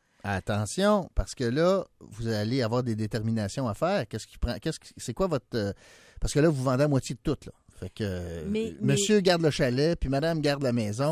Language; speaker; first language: French; native; French